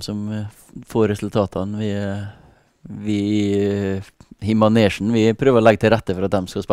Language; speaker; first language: Norwegian; native; Norwegian